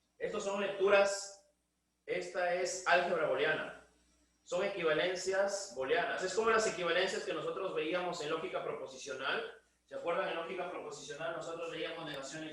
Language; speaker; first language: Spanish; native; Spanish